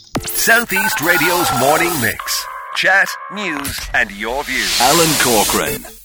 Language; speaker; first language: English; non-native, fluent; Ukrainian